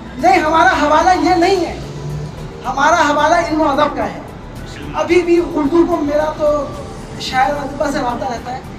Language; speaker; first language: Urdu; native; Urdu